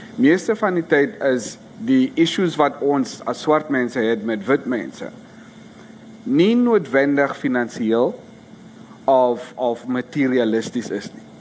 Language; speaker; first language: Afrikaans; non-native, local second language; Xhosa